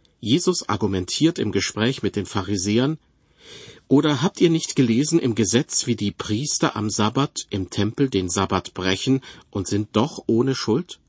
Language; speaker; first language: German; native; German